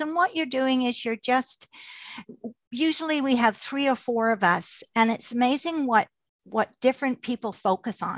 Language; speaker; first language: English; native; English